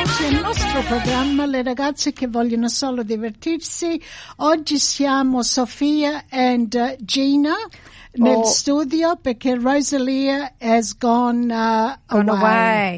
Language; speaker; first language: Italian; early bilingual, heritage; Italian